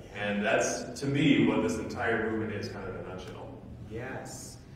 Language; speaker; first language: English; native; English